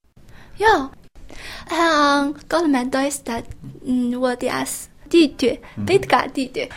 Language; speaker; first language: Finnish; non-native, learner; Chinese